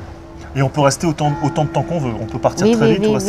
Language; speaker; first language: French; native; French